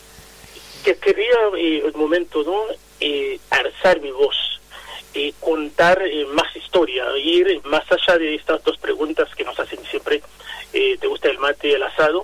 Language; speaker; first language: Spanish; non-native, fluent; Haitian Creole